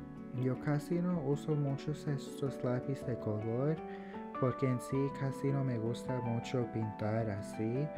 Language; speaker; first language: Spanish; early bilingual, heritage; English